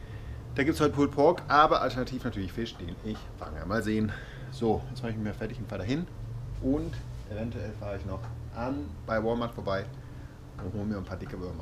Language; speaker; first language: German; native; German